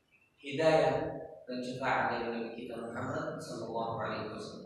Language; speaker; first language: Indonesian; non-native, learner; Arabic